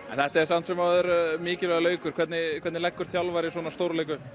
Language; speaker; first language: Icelandic; native; Icelandic